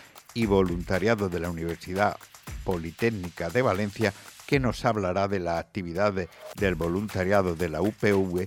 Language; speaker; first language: Spanish; native; Spanish